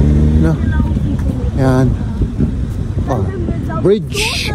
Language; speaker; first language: Filipino; non-native, learner; German